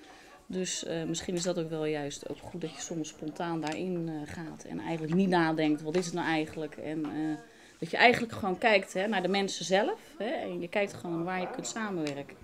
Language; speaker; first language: Dutch; native; Dutch